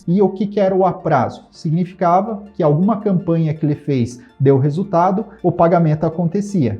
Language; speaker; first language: Portuguese; native; Portuguese